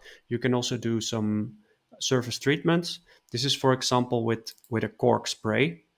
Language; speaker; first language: English; non-native, fluent; Dutch